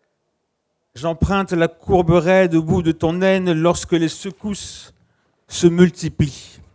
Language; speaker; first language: French; native; French